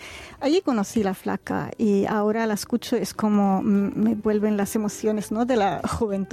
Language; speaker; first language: Spanish; non-native, fluent; Arabic